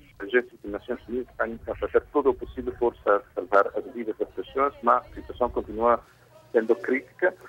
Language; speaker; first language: Portuguese; non-native, fluent; Spanish